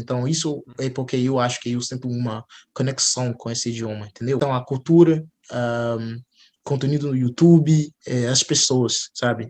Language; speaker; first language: Portuguese; non-native, fluent; English